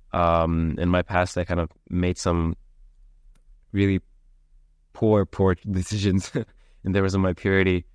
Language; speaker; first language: English; early bilingual, heritage; Lithuanian